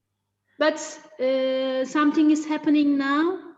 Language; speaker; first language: English; non-native, fluent; Turkish